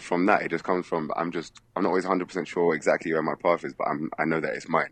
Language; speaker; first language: English; native; English